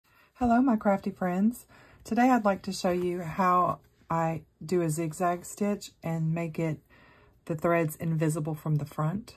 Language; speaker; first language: English; native; English